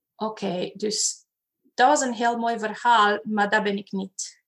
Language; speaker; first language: Dutch; non-native, fluent; Romanian